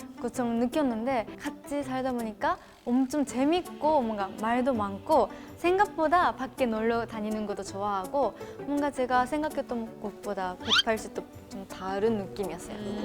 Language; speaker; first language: Korean; non-native, fluent; Japanese